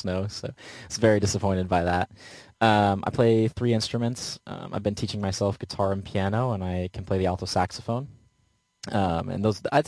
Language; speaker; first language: English; native; English